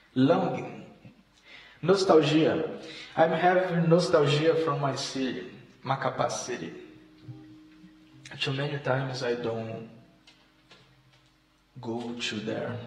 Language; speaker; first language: English; non-native, learner; Portuguese